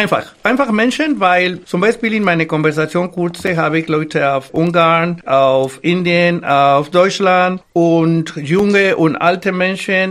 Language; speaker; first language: German; non-native, fluent; Spanish